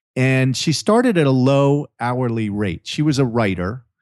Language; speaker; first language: English; native; English